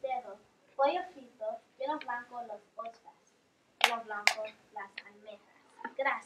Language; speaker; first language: Spanish; non-native, learner; English